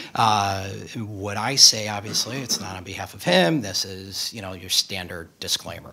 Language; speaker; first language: English; native; English